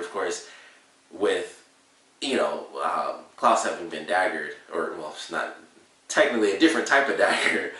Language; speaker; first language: English; native; English